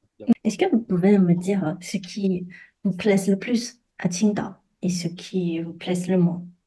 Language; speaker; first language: French; non-native, fluent; Chinese